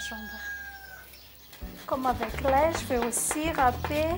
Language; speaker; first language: French; non-native, learner; Malagasy